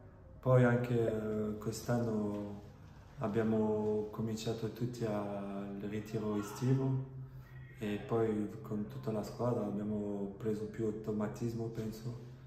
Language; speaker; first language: Italian; non-native, fluent; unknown